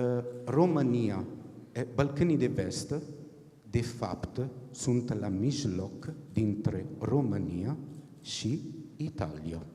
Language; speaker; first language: Romanian; non-native, fluent; Italian